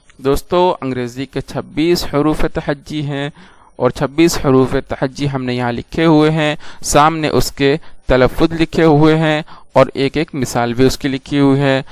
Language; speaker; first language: Urdu; native; Urdu